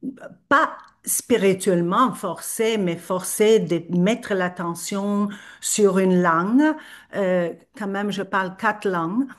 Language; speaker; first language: French; non-native, fluent; Turkish